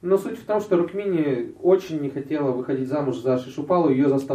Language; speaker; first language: Russian; native; Russian